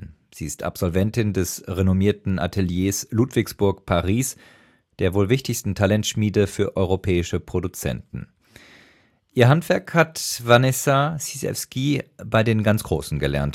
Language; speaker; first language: German; native; German